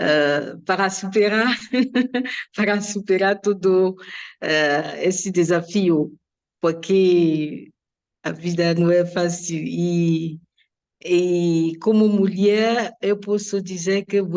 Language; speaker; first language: Portuguese; non-native, learner; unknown